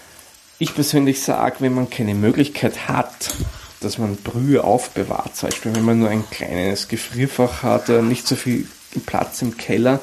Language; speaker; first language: German; native; German